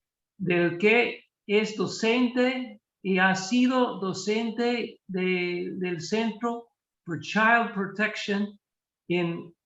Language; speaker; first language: Spanish; non-native, fluent; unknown